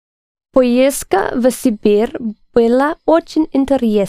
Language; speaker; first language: Russian; non-native, learner; English